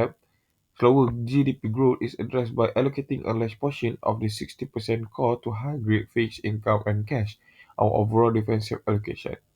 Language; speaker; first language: English; non-native, local second language; Malay